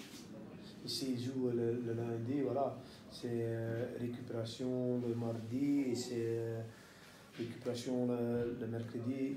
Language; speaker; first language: French; non-native, local second language; Dutch